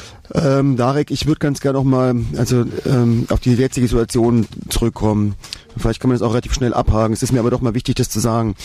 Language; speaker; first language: German; native; German